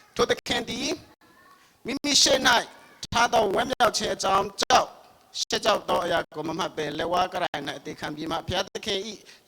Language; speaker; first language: Burmese; non-native, local second language; Tedim Chin